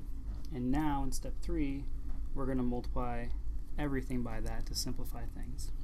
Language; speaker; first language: English; native; English